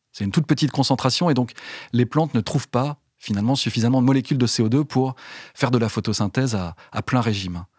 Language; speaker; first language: French; native; French